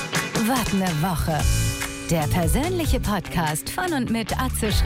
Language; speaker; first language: German; native; German